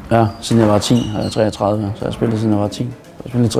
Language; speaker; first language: Danish; native; Danish